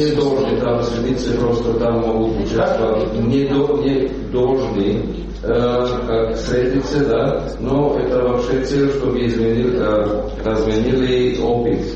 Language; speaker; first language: Russian; non-native, learner; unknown